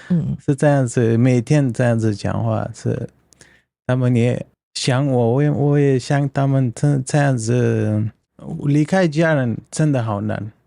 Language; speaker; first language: Chinese; non-native, learner; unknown